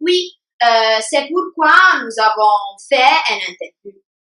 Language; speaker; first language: French; non-native, learner; Italian